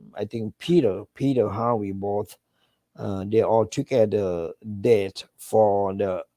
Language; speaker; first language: English; non-native, fluent; Thai